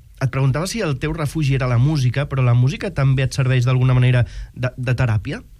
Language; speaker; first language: Catalan; native; Catalan